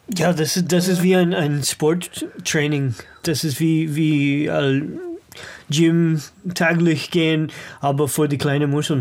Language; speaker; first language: German; non-native, learner; English